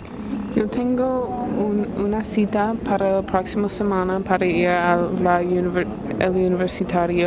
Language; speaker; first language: Spanish; non-native, learner; English